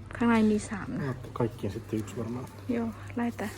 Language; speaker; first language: Finnish; non-native, learner; Thai